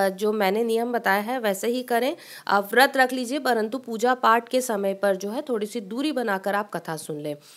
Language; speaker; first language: Hindi; native; Hindi